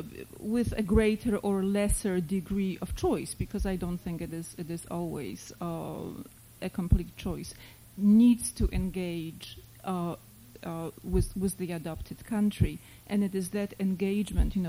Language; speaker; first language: English; non-native, fluent; Polish